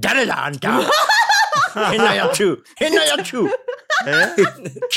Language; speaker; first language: Japanese; native; Japanese